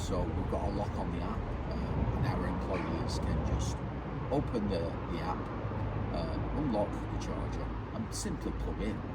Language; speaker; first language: English; native; English